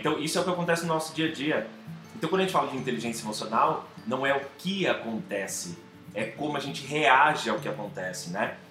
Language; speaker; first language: Portuguese; native; Portuguese